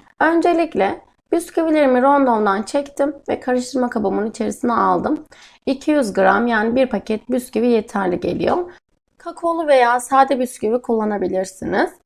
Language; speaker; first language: Turkish; native; Turkish